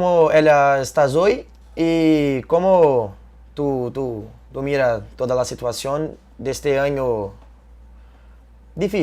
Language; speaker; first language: Spanish; non-native, fluent; Portuguese